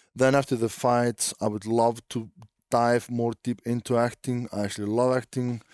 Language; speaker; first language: English; non-native, fluent; Icelandic